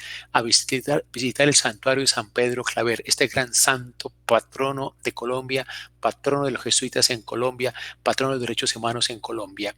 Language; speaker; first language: Spanish; native; Spanish